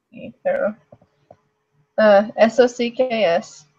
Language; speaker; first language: Spanish; non-native, learner; English